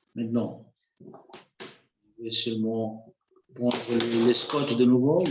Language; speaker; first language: French; non-native, fluent; Spanish